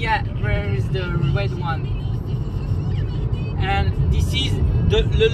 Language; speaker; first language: English; non-native, learner; French